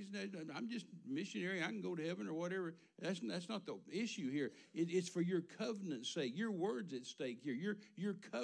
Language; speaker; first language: English; native; English